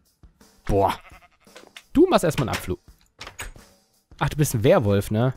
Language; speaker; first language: German; native; German